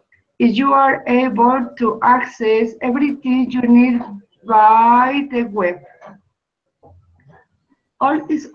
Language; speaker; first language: English; non-native, learner; Spanish